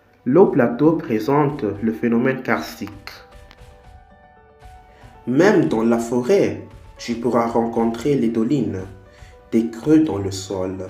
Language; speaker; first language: French; non-native, learner; Italian